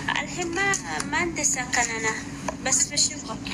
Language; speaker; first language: Arabic; non-native, learner; Oromo